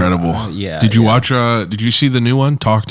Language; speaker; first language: English; native; English